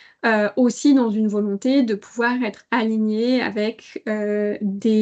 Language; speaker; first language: French; native; French